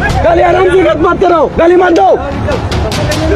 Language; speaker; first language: Hindi; non-native, learner; Bangla